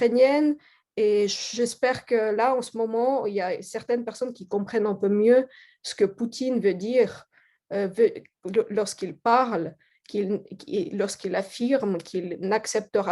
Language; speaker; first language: French; non-native, fluent; Russian